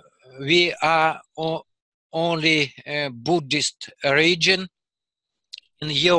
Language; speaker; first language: English; non-native, learner; Russian